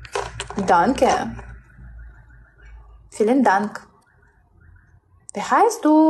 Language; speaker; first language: German; non-native, learner; Russian